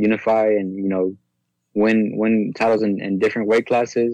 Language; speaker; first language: English; native; English